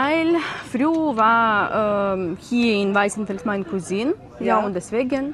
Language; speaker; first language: German; non-native, learner; Ukrainian